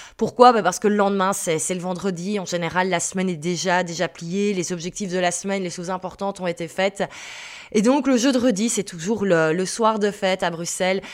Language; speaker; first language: French; native; French